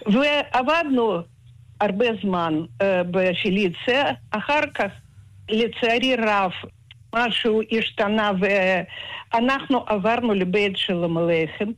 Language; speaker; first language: Hebrew; non-native, fluent; Russian